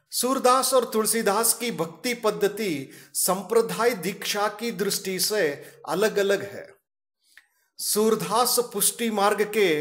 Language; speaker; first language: Hindi; non-native, local second language; Kannada